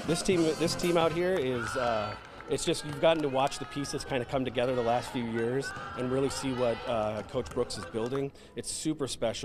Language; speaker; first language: English; native; English